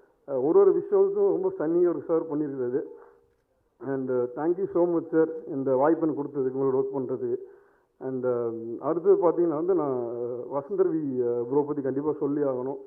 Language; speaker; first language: Tamil; native; Tamil